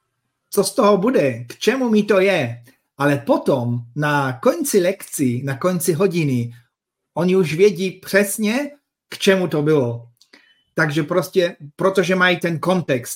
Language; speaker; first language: Czech; non-native, fluent; Polish